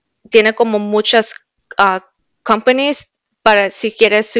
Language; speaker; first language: Spanish; early bilingual, heritage; Spanish